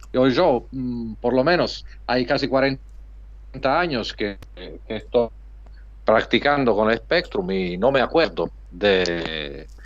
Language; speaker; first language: Spanish; non-native, fluent; Italian